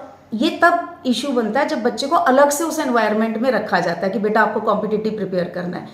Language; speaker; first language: Hindi; native; Hindi